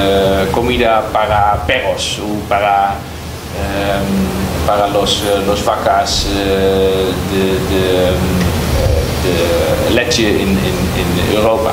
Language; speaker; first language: Spanish; non-native, learner; Dutch